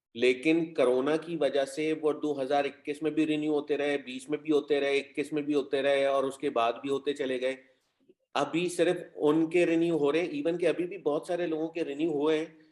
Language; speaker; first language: Urdu; native; Urdu